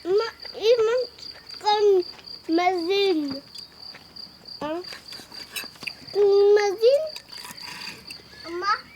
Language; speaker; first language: Dutch; early bilingual, heritage; Dutch